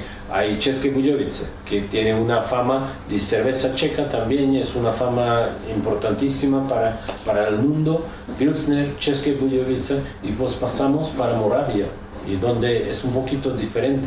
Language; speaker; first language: Spanish; non-native, fluent; Czech